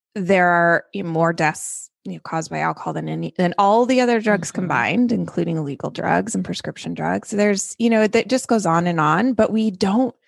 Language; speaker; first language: English; native; English